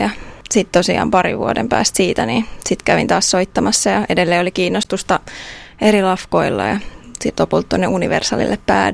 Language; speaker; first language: Finnish; native; Finnish